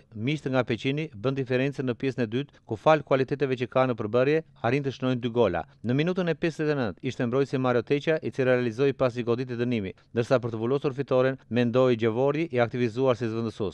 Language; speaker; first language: Albanian; native; Albanian